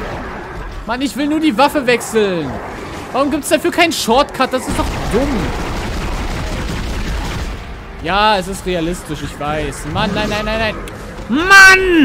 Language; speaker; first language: German; native; German